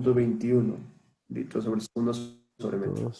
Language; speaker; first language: Spanish; native; Spanish